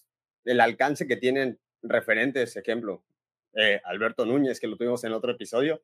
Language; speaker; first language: Spanish; native; Spanish